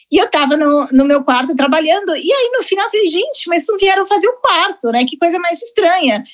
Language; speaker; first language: Portuguese; early bilingual, heritage; Portuguese